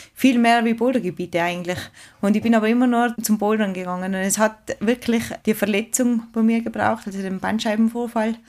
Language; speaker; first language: German; native; German